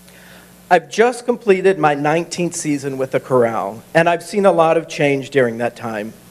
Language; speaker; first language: English; native; English